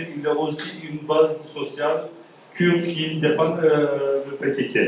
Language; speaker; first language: French; non-native, fluent; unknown